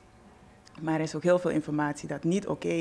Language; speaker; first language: Dutch; native; Dutch